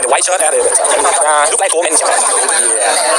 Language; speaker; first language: English; non-native, learner; Thai